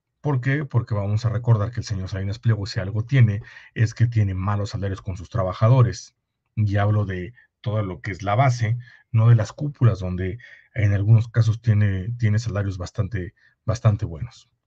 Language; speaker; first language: Spanish; native; Spanish